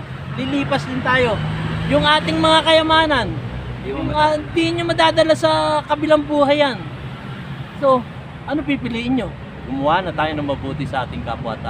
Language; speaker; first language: Filipino; native; Filipino